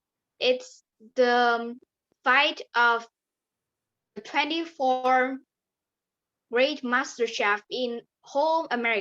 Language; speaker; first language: English; non-native, learner; Vietnamese